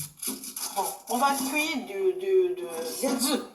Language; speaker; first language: French; non-native, learner; Japanese